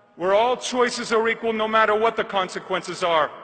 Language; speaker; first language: English; native; English